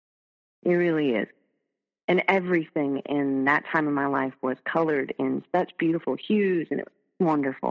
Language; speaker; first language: English; native; English